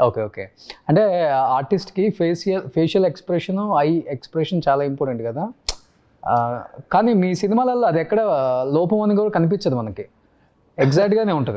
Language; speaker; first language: Telugu; native; Telugu